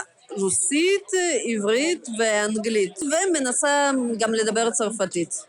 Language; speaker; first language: Hebrew; early bilingual, other home language; Russian